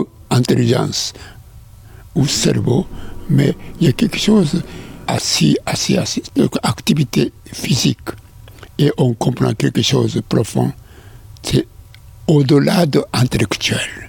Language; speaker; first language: French; non-native, learner; Japanese